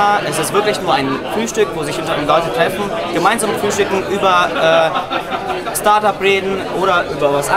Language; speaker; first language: German; non-native, fluent; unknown